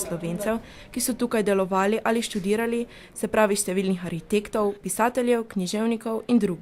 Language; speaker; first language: Slovenian; native; Slovenian